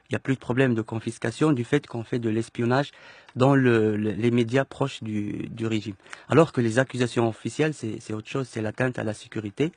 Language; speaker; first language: French; non-native, local second language; Arabic